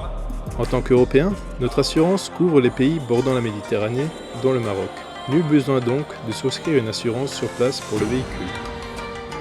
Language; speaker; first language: French; native; French